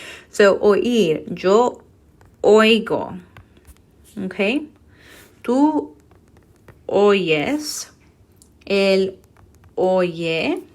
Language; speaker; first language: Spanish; non-native, fluent; English